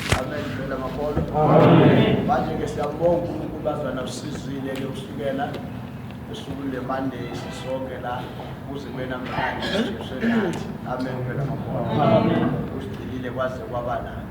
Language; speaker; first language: Zulu; non-native, local second language; Xhosa